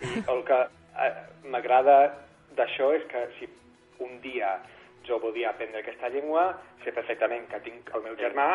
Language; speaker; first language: Catalan; non-native, fluent; English